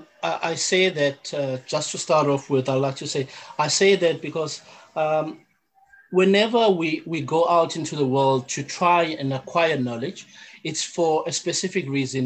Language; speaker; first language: English; non-native, local second language; Zulu